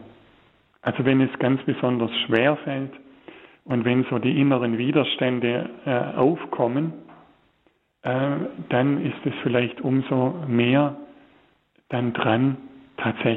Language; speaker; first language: German; native; German